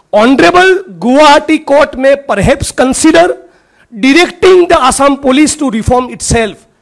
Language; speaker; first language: Hindi; non-native, local second language; Gujarati